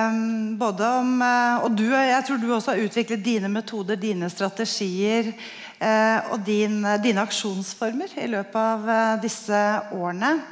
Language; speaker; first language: Norwegian; native; Norwegian